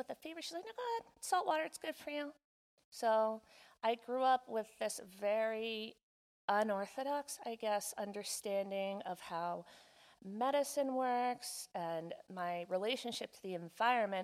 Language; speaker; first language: English; native; English